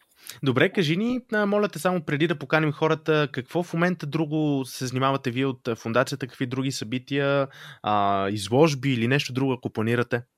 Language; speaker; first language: Bulgarian; native; Bulgarian